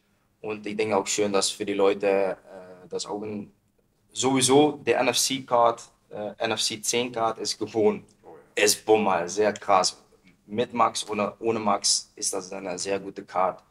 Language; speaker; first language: German; non-native, learner; Dutch